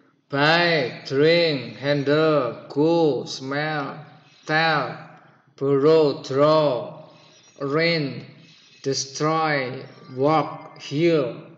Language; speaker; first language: English; non-native, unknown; Indonesian